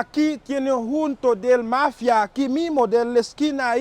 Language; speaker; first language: Spanish; non-native, learner; Haitian Creole